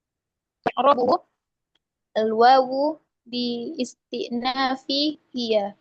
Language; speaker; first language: Arabic; non-native, learner; Indonesian